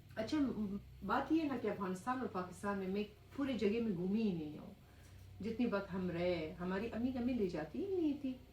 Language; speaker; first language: Urdu; non-native, fluent; Persian